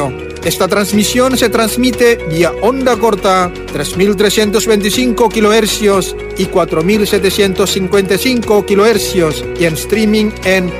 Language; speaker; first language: Spanish; non-native, fluent; Indonesian